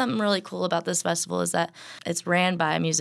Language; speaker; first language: English; native; English